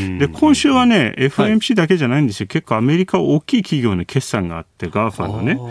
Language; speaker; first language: Japanese; non-native, fluent; Turkish